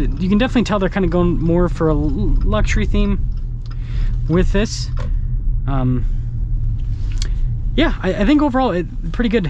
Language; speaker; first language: English; native; English